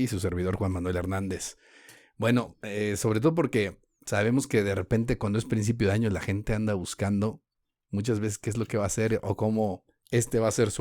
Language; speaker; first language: Spanish; native; Spanish